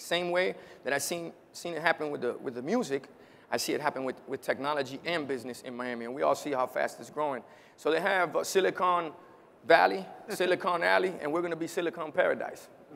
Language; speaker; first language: English; early bilingual, other home language; Spanish